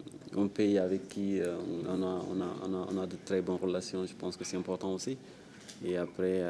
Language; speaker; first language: French; non-native, local second language; Wolof